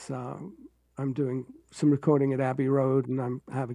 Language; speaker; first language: English; native; English